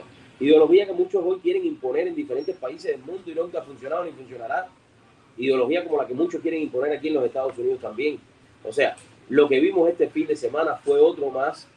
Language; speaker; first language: Spanish; native; Spanish